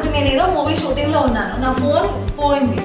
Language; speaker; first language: Telugu; non-native, local second language; Kannada